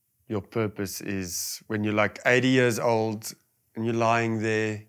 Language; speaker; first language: English; non-native, local second language; Afrikaans